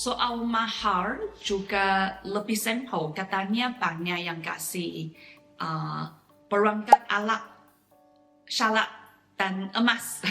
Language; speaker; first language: Indonesian; non-native, fluent; Chinese